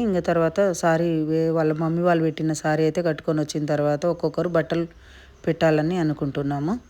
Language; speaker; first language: Telugu; non-native, local second language; Lambadi